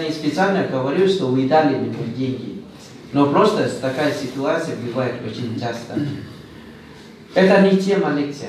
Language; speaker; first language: Russian; non-native, fluent; Thai